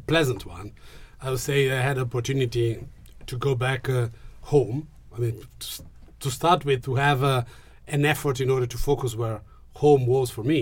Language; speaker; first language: English; non-native, fluent; Italian